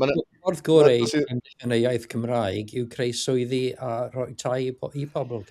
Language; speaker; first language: Welsh; non-native, learner; English